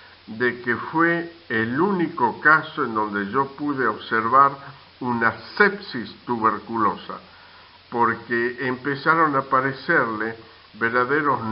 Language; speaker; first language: Spanish; native; Spanish